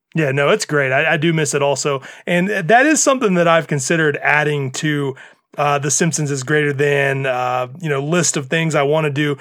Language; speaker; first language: English; native; English